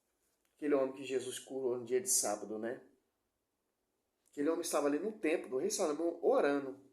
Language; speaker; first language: Portuguese; native; Portuguese